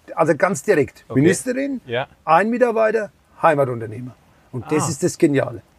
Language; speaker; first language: German; native; German